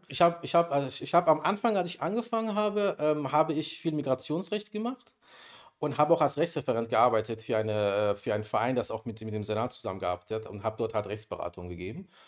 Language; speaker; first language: German; early bilingual, other home language; Persian